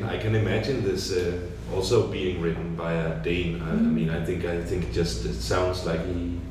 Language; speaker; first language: English; non-native, fluent; Danish